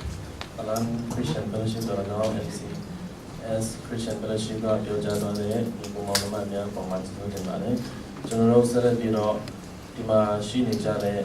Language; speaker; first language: Burmese; non-native, local second language; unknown